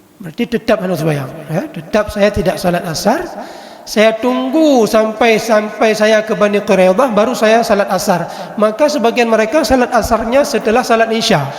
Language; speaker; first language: Malay; non-native, local second language; Achinese